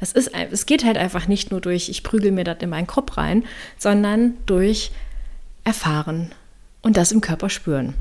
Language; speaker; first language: German; native; German